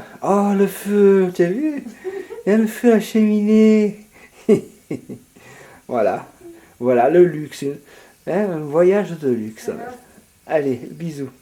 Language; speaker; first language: French; native; French